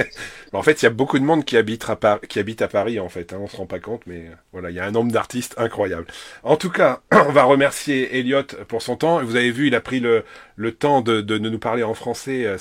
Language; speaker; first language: French; native; French